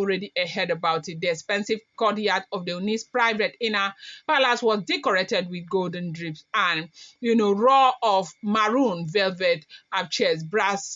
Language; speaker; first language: English; non-native, local second language; Yoruba